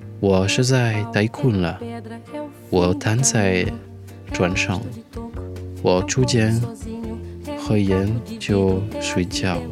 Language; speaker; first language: Chinese; non-native, learner; French